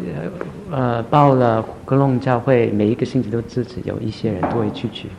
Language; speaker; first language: Chinese; early bilingual, heritage; Chinese